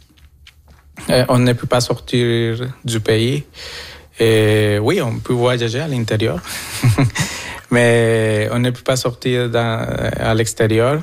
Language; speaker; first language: French; non-native, fluent; Spanish